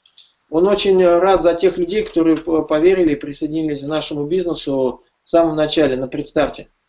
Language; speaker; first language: Russian; native; Russian